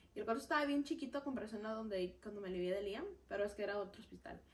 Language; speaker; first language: Spanish; early bilingual, heritage; Spanish